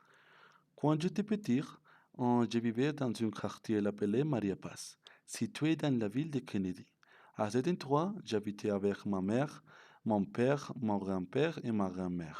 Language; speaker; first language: French; non-native, learner; Spanish